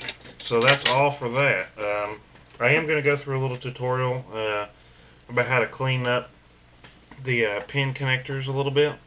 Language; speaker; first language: English; native; English